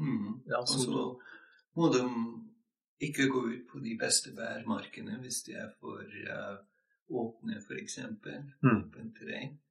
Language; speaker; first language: Norwegian; non-native, fluent; English